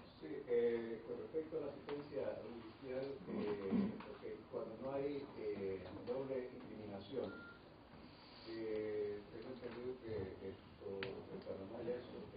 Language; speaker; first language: Spanish; native; Spanish